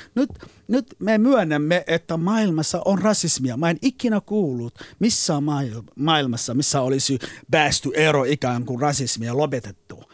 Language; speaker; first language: Finnish; non-native, fluent; Somali